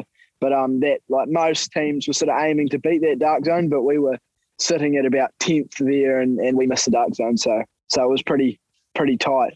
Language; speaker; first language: English; native; English